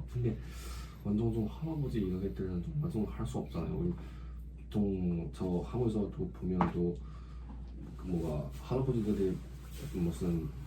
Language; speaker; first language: Korean; non-native, learner; Chinese